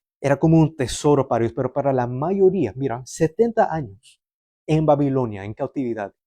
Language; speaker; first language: Spanish; early bilingual, heritage; Spanish